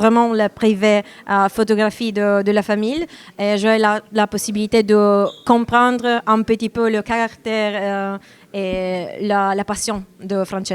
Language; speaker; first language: French; non-native, learner; Italian